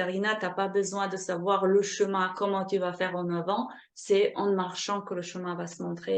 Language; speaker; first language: French; non-native, fluent; Slovenian